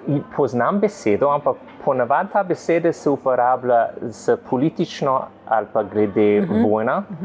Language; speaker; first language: Slovenian; non-native, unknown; English